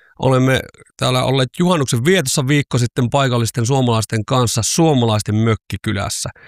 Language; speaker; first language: Finnish; native; Finnish